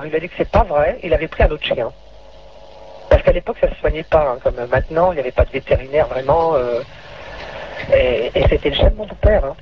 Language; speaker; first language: French; native; French